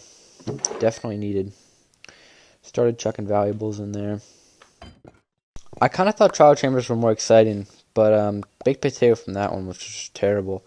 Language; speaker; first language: English; native; English